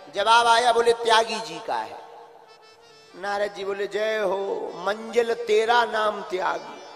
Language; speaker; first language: Hindi; native; Hindi